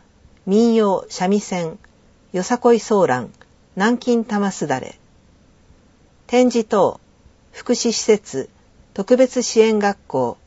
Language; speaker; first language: Japanese; native; Japanese